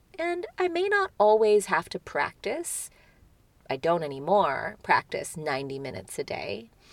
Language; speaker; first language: English; native; English